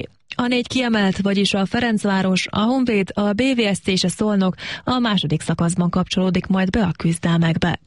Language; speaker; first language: Hungarian; native; Hungarian